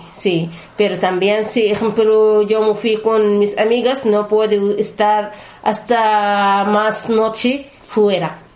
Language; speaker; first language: Spanish; non-native, learner; Arabic